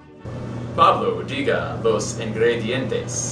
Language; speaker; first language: Spanish; non-native, learner; English